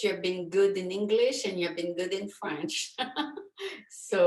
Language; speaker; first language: English; non-native, fluent; French